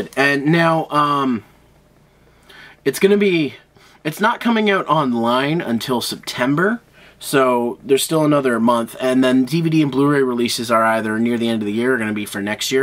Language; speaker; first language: English; native; English